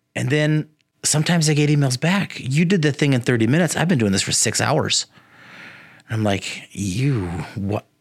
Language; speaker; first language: English; native; English